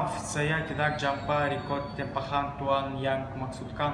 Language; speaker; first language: Malay; non-native, learner; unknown